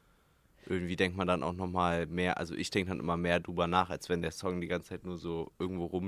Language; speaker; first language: German; native; German